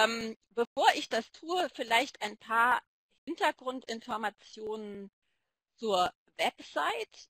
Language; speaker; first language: German; native; German